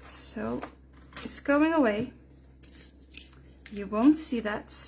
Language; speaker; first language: English; non-native, fluent; Dutch